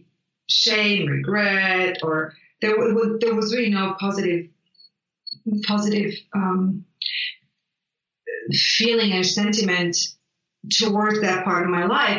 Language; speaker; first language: English; non-native, fluent; Italian